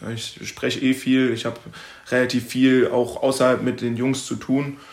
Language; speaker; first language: German; native; German